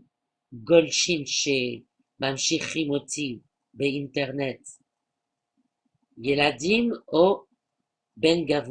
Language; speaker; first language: Hebrew; non-native, learner; French